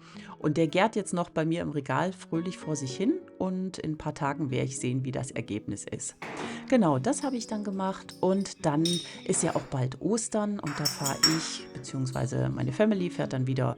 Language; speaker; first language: German; native; German